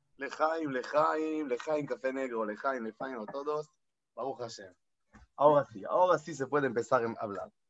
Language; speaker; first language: Spanish; non-native, fluent; Hebrew